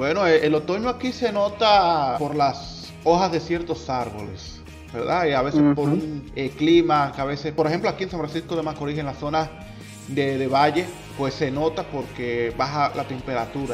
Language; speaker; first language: Spanish; native; Spanish